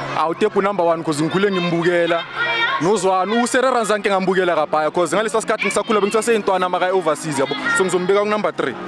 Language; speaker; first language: Zulu; native; Zulu